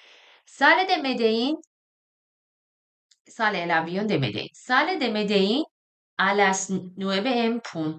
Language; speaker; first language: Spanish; non-native, fluent; Persian